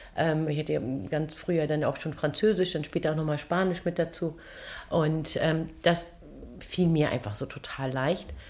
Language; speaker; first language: German; early bilingual, other home language; Turkish